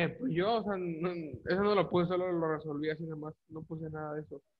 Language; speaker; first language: Spanish; native; Spanish